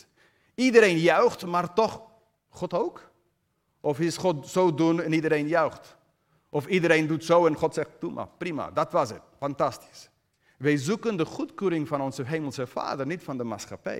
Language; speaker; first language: Dutch; non-native, fluent; English